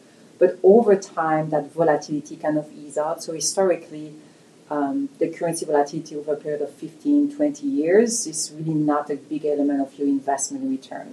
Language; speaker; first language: English; non-native, fluent; French